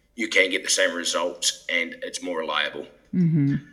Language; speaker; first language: English; native; English